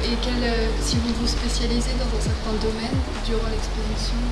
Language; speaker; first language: French; native; French